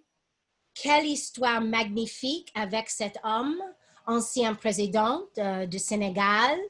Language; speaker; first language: French; non-native, fluent; English